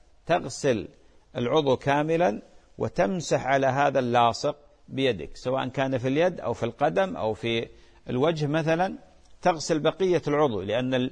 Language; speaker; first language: Arabic; native; Arabic